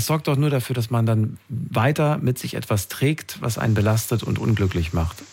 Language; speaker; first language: German; native; German